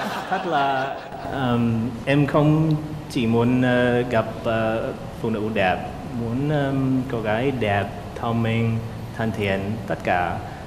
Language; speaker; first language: Vietnamese; non-native, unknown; English